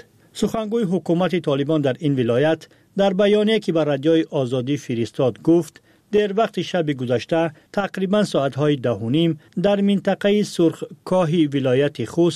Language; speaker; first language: Persian; native; Persian